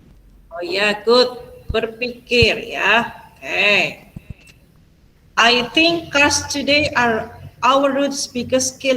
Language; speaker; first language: English; non-native, fluent; Indonesian